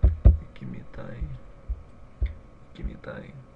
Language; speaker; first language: Japanese; non-native, learner; English